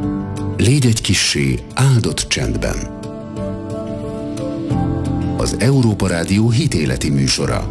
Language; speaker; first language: Hungarian; native; Hungarian